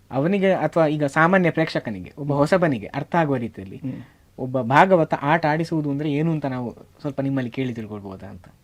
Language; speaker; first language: Kannada; native; Kannada